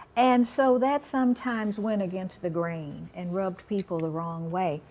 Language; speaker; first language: English; native; English